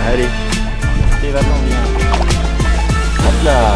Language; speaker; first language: French; native; French